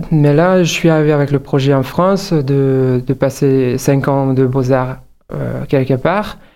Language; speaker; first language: French; non-native, fluent; Hungarian